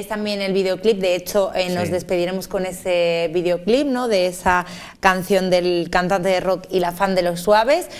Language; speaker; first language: Spanish; native; Spanish